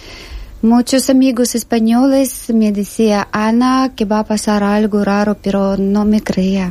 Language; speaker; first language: Spanish; non-native, learner; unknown